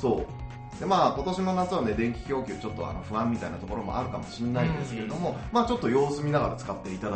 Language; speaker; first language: Japanese; native; Japanese